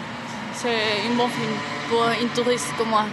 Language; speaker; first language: French; non-native, learner; Spanish